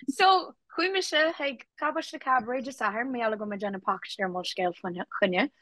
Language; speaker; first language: Irish; non-native, local second language; English